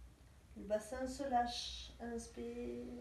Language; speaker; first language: French; native; French